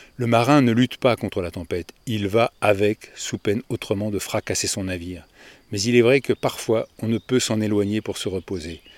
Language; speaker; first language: French; native; French